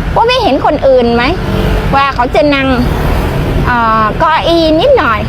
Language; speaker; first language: Thai; non-native, learner; Vietnamese